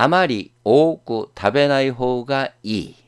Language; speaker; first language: Japanese; non-native, fluent; Korean